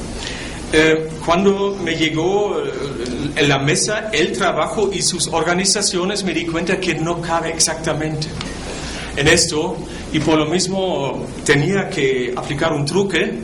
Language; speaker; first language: Spanish; non-native, fluent; German